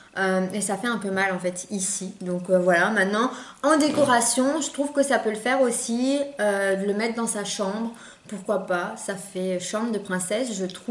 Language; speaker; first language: French; native; French